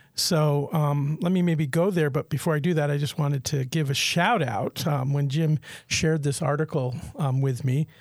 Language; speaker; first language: English; native; English